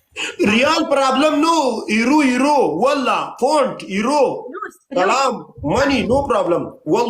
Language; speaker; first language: Arabic; non-native, learner; Pashto